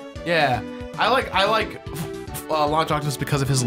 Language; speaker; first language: English; native; English